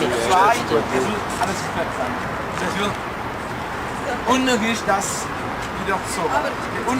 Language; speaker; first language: German; non-native, learner; French